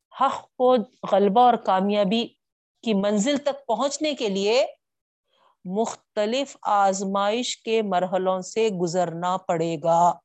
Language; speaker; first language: Urdu; native; Urdu